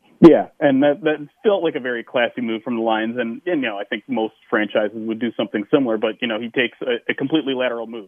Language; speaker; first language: English; native; English